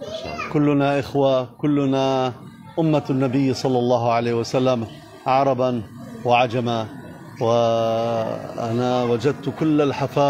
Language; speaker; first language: Arabic; native; Arabic